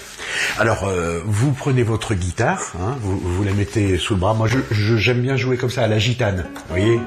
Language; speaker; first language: French; native; French